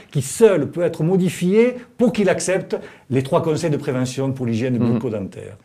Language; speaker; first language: French; native; French